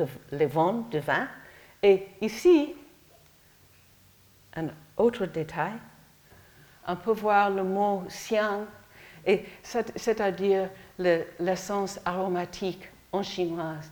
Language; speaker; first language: French; non-native, learner; English